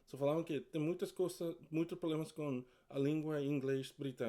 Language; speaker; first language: Portuguese; non-native, learner; English